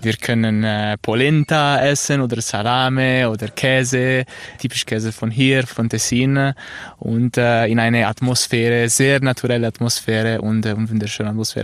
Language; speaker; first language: German; non-native, local second language; Italian